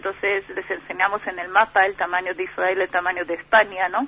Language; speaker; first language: Spanish; non-native, fluent; Hebrew